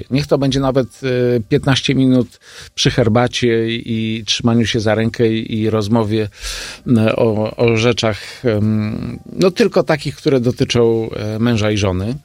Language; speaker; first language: Polish; native; Polish